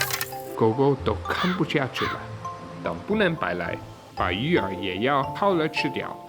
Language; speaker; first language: Chinese; native; Chinese